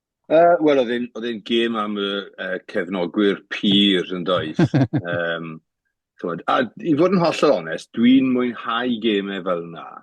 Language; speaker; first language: Welsh; native; Welsh